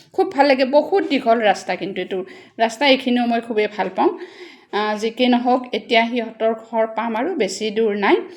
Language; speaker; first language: Assamese; native; Assamese